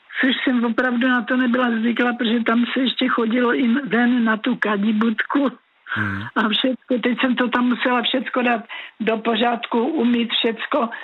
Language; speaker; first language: Czech; native; Czech